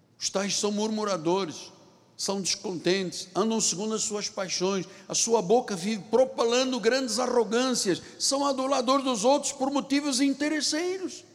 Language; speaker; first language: Portuguese; non-native, local second language; Tsonga